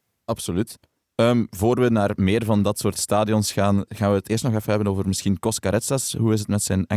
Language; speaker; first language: Dutch; native; Dutch